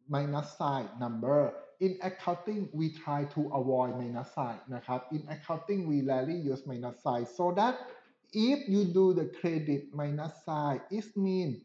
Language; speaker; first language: English; non-native, fluent; Thai